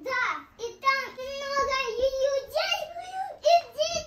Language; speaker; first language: Russian; early bilingual, heritage; Russian